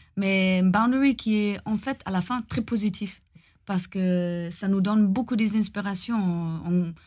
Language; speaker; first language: French; non-native, fluent; German